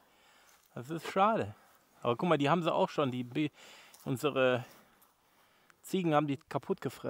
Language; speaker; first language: German; native; German